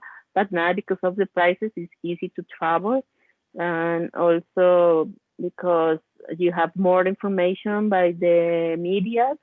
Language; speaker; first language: English; non-native, learner; Spanish